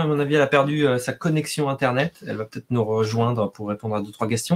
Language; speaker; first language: French; native; French